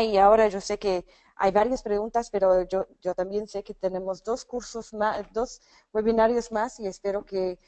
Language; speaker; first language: Spanish; non-native, fluent; English